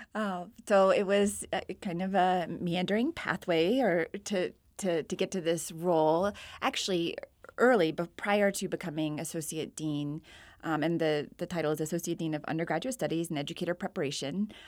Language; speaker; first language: English; native; English